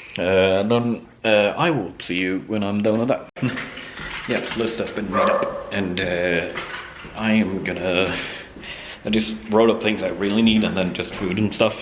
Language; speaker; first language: English; non-native, fluent; Swedish